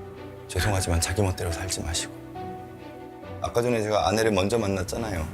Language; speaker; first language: Korean; native; Korean